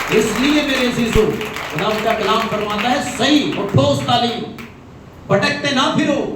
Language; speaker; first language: Urdu; non-native, local second language; Punjabi